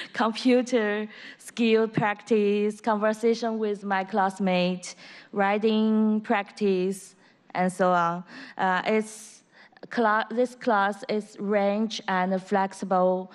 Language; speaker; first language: English; non-native, learner; Chinese